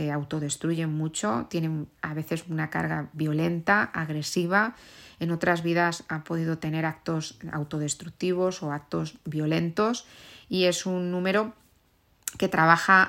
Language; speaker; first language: Spanish; native; Spanish